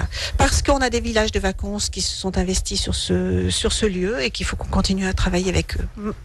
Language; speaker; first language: French; native; French